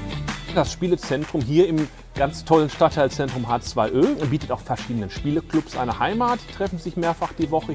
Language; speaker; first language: German; native; German